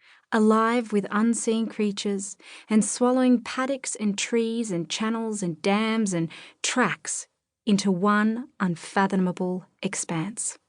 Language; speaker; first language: English; native; English